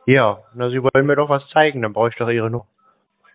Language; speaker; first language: German; native; German